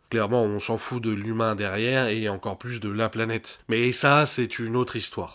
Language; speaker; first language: French; native; French